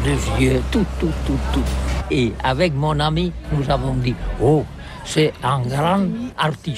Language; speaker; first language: French; non-native, learner; Catalan